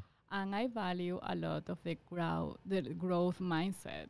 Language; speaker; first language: English; non-native, fluent; Spanish